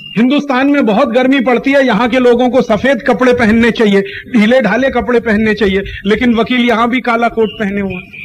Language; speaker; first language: Hindi; native; Hindi